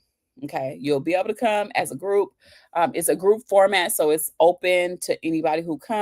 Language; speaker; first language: English; native; English